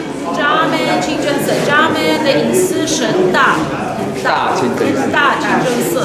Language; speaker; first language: Chinese; non-native, learner; Persian